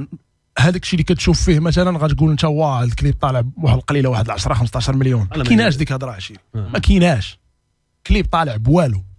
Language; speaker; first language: Arabic; native; Arabic